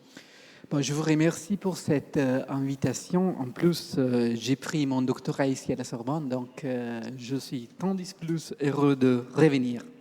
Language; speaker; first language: French; non-native, fluent; Italian